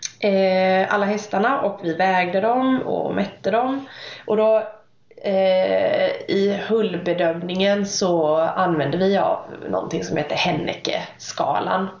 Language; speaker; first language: Swedish; native; Swedish